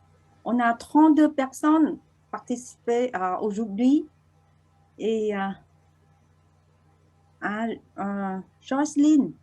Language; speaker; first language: French; non-native, fluent; Vietnamese